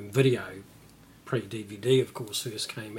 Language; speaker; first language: English; native; English